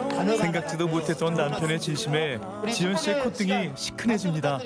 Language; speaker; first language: Korean; native; Korean